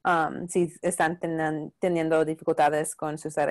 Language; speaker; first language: Spanish; non-native, local second language; English